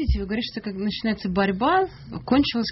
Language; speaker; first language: Russian; native; Russian